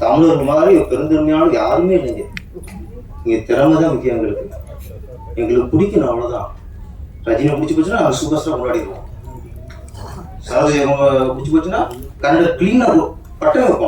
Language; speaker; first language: Tamil; native; Tamil